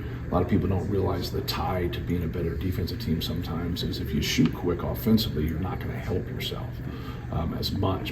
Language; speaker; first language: English; native; English